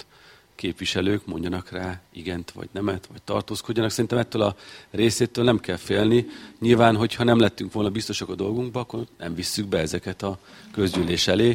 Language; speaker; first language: Hungarian; native; Hungarian